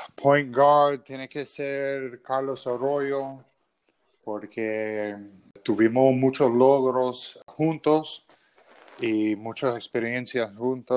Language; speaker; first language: Spanish; early bilingual, other home language; English